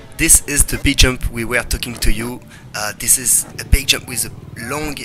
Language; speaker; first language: English; non-native, fluent; French